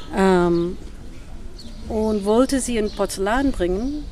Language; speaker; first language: German; non-native, fluent; English